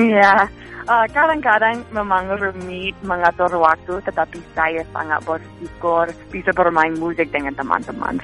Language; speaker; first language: Indonesian; non-native, fluent; English